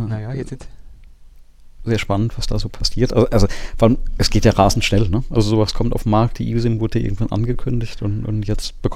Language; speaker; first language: German; native; German